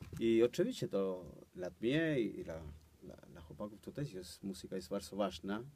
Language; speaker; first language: Polish; non-native, learner; Spanish